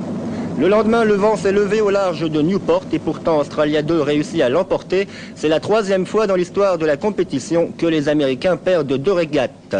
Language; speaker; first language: French; native; French